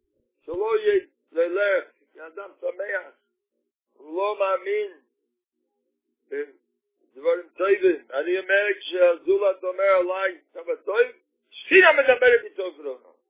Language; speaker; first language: Hebrew; non-native, fluent; Yiddish